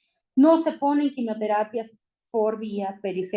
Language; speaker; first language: Spanish; native; Spanish